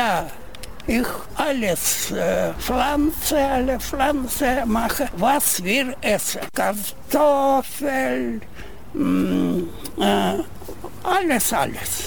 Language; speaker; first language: German; non-native, learner; Russian